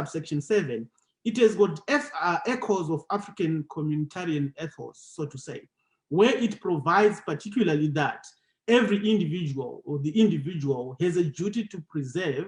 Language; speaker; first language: English; non-native, local second language; Shona